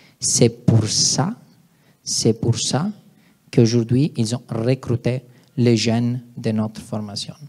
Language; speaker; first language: French; non-native, fluent; Italian